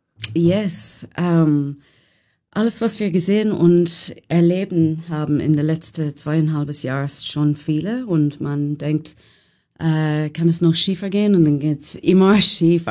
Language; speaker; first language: German; non-native, learner; English